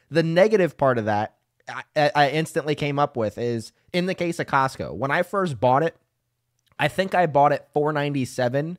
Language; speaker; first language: English; native; English